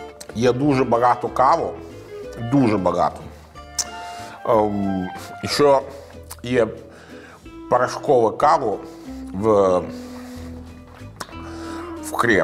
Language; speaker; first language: Ukrainian; non-native, learner; Italian